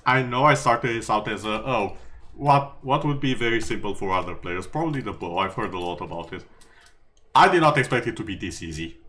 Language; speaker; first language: English; non-native, fluent; Romanian